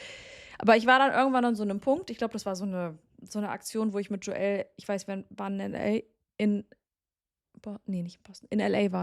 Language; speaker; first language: German; native; German